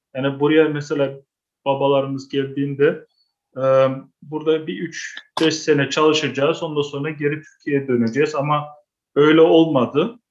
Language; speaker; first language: Turkish; early bilingual, heritage; Turkish